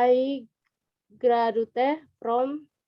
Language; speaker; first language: English; non-native, learner; Indonesian